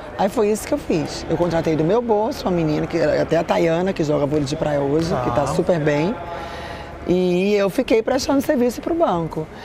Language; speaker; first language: Portuguese; native; Portuguese